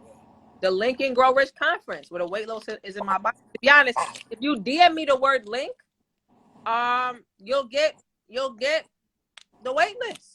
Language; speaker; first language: English; native; English